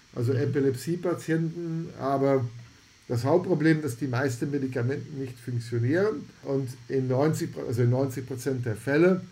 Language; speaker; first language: German; non-native, fluent; Dutch